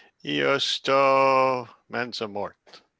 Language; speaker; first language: Italian; non-native, learner; English